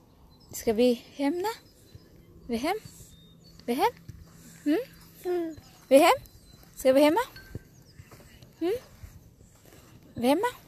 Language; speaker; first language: Swedish; non-native, learner; Filipino